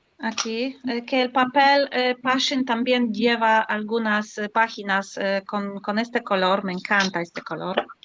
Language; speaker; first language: Spanish; non-native, learner; Polish